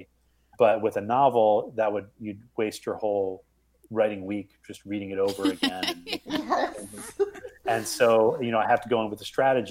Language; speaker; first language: English; native; English